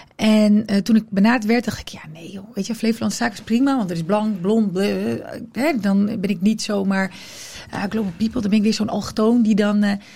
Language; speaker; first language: Dutch; early bilingual, other home language; Riffian